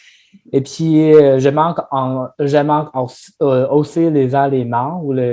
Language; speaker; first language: French; non-native, learner; Chinese